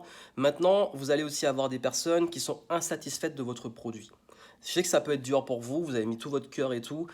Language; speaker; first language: French; native; French